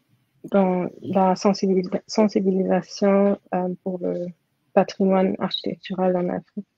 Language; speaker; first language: French; non-native, fluent; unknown